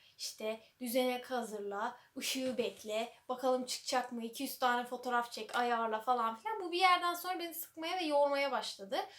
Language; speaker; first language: Turkish; native; Turkish